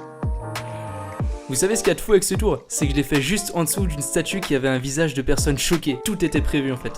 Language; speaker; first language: French; native; French